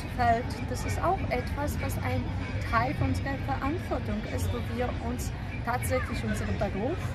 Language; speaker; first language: German; non-native, fluent; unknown